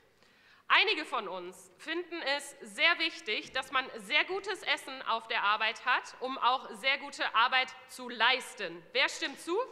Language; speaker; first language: German; native; German